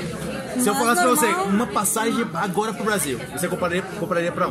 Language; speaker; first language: Portuguese; native; Portuguese